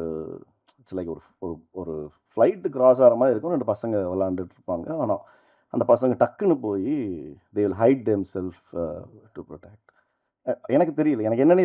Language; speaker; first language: Tamil; native; Tamil